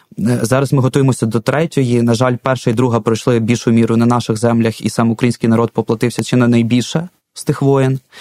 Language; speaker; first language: Ukrainian; non-native, local second language; Russian